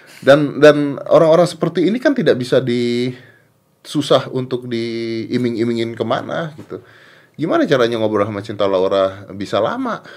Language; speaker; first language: Indonesian; native; Indonesian